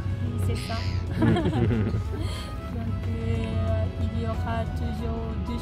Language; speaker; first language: French; non-native, learner; Japanese